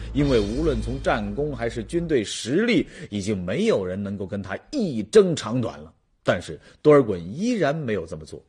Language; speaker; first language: Chinese; native; Chinese